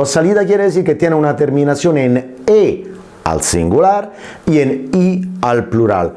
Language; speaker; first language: Spanish; non-native, fluent; Italian